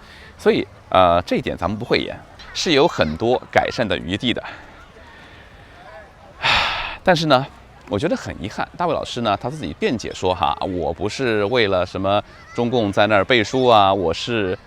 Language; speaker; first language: Chinese; native; Chinese